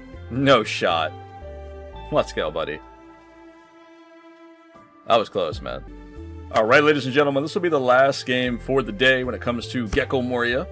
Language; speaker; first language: English; native; English